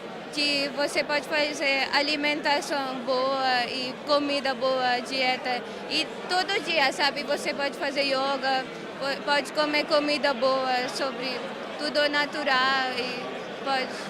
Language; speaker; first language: Portuguese; non-native, learner; Marathi